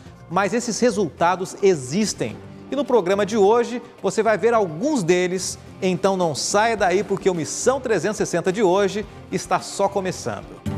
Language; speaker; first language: Portuguese; native; Portuguese